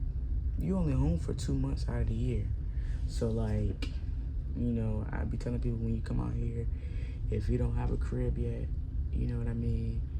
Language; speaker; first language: English; native; English